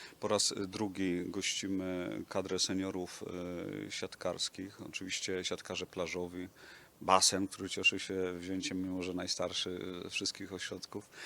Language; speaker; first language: Polish; native; Polish